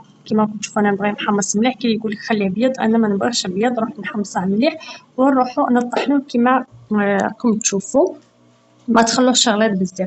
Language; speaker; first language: Arabic; native; Arabic